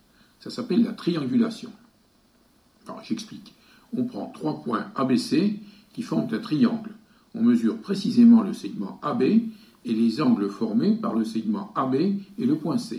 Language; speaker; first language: French; native; French